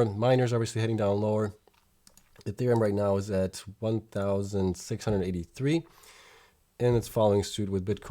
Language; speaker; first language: English; native; English